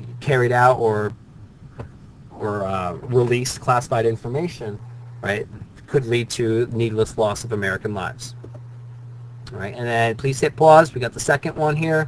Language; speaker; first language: English; native; English